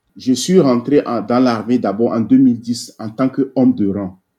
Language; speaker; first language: French; non-native, local second language; Ewe